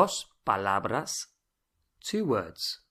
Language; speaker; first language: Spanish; non-native, fluent; English